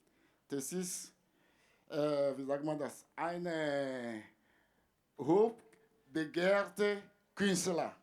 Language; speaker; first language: German; non-native, fluent; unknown